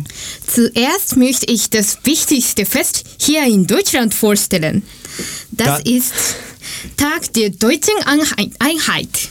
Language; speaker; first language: German; non-native, learner; Japanese